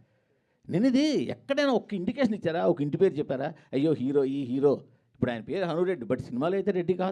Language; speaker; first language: Telugu; native; Telugu